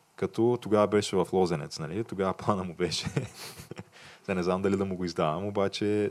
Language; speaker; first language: Bulgarian; native; Bulgarian